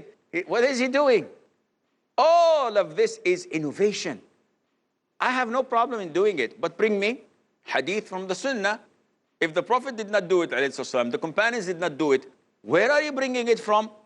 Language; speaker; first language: English; non-native, fluent; Arabic